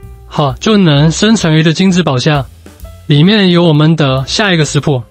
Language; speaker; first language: Chinese; native; Chinese